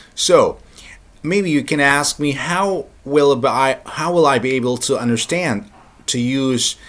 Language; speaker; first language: English; non-native, fluent; Turkish